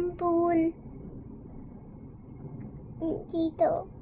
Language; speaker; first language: Chinese; non-native, local second language; Cantonese